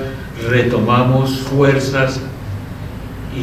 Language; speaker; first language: Spanish; native; Spanish